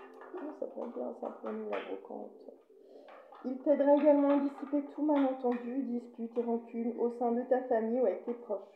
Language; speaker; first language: French; native; French